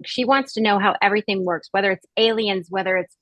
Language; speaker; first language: English; native; English